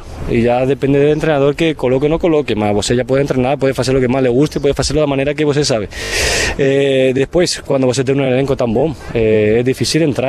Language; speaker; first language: Portuguese; non-native, fluent; Spanish